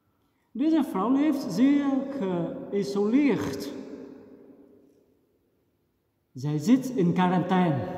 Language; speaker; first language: Dutch; non-native, fluent; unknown